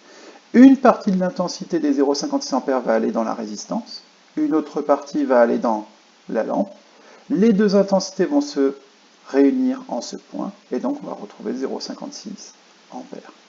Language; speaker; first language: French; native; French